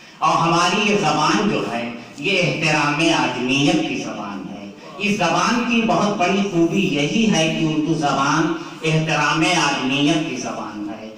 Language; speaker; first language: Urdu; native; Urdu